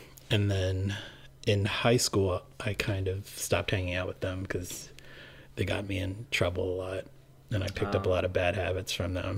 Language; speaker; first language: English; early bilingual, other home language; Cantonese